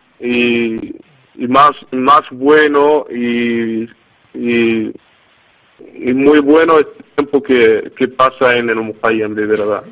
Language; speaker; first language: Spanish; non-native, learner; Arabic